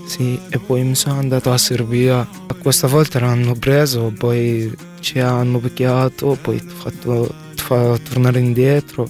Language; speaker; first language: Italian; non-native, learner; Arabic